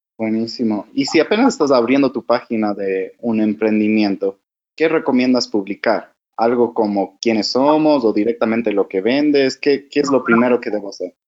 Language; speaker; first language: Spanish; native; Spanish